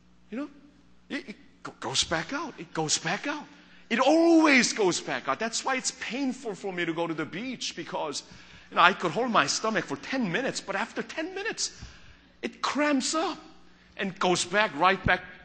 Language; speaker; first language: English; early bilingual, other home language; Korean